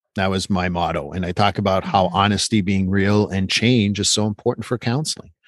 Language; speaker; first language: English; non-native, fluent; French